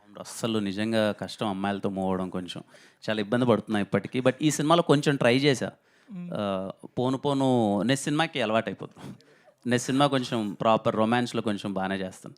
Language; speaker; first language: Telugu; native; Telugu